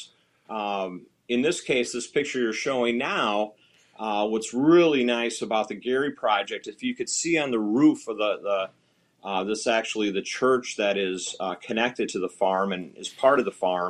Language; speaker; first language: English; native; English